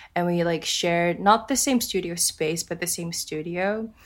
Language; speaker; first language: English; early bilingual, other home language; Japanese